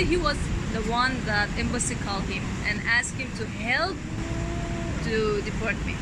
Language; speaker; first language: English; non-native, learner; Persian